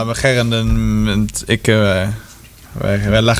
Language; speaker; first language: Dutch; non-native, fluent; German